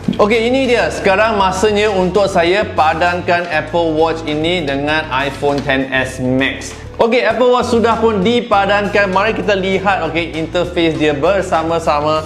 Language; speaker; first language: Malay; non-native, local second language; Cantonese